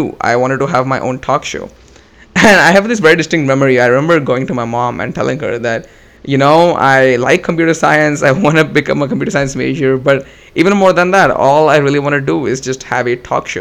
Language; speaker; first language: English; non-native, local second language; Hindi